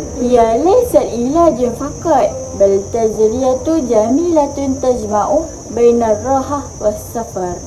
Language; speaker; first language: Arabic; non-native, learner; Malay